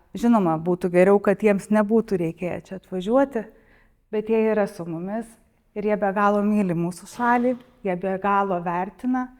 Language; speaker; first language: Lithuanian; native; Lithuanian